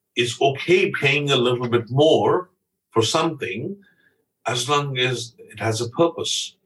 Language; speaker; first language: English; non-native, local second language; Punjabi